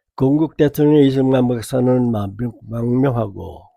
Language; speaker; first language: Korean; native; Korean